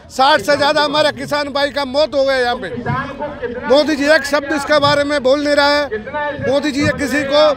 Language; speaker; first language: Hindi; non-native, local second language; Malayalam